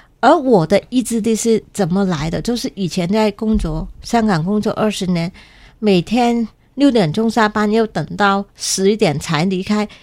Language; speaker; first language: Chinese; non-native, local second language; Cantonese